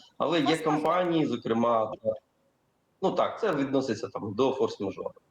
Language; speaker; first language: Ukrainian; native; Ukrainian